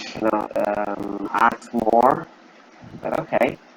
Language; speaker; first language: English; non-native, learner; Indonesian